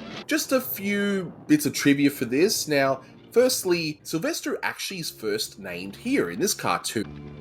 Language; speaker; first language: English; native; English